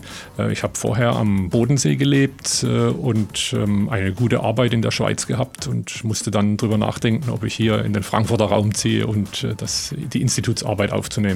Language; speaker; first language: German; native; German